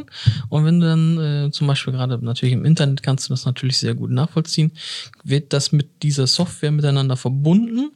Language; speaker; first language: German; native; German